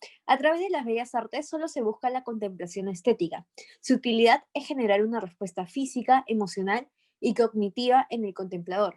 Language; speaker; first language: Spanish; native; Spanish